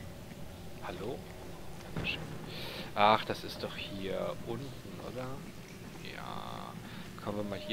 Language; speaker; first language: German; native; German